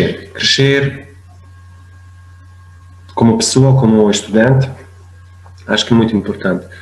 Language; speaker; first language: Portuguese; non-native, fluent; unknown